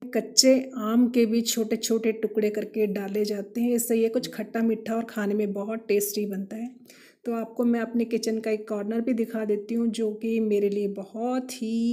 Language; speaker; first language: Hindi; non-native, local second language; Kannada